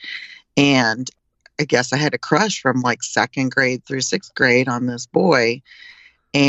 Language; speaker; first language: English; native; English